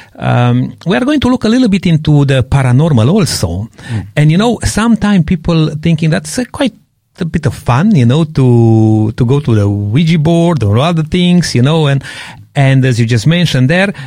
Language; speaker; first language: English; non-native, fluent; Romanian